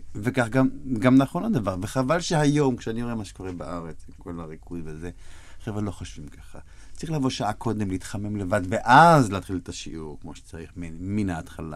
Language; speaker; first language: Hebrew; native; Hebrew